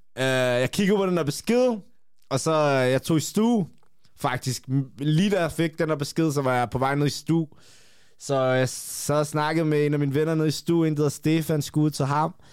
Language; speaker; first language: Danish; early bilingual, other home language; Kurdish